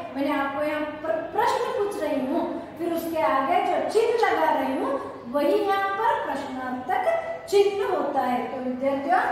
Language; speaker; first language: Hindi; non-native, local second language; Kannada